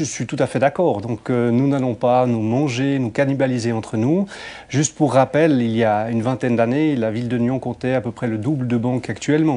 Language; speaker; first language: French; native; French